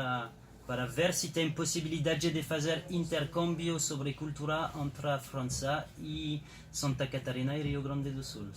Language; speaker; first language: Portuguese; non-native, learner; French